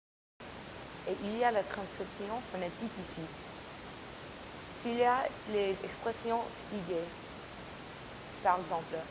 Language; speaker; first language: French; non-native, learner; English